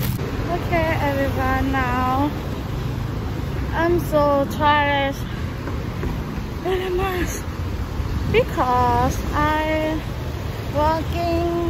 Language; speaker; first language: English; non-native, learner; Thai